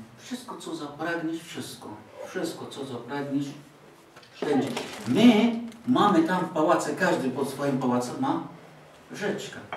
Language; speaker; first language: Polish; non-native, fluent; Arabic